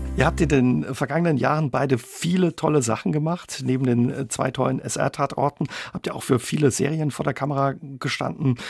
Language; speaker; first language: German; native; German